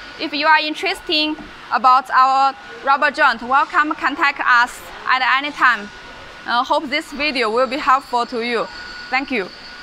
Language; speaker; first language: English; non-native, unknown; Chinese